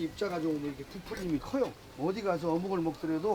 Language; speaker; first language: Korean; native; Korean